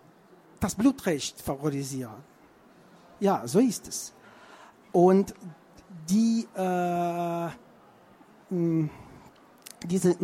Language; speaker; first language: German; non-native, fluent; Russian